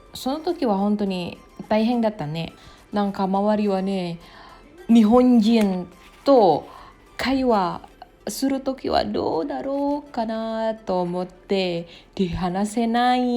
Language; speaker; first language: Japanese; non-native, learner; Indonesian